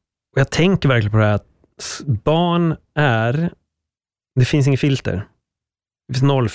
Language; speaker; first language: Swedish; native; Swedish